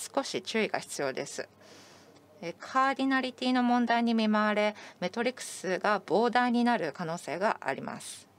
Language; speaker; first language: Japanese; non-native, fluent; English